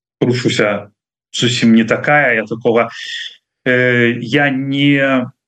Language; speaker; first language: Belarusian; non-native, local second language; Russian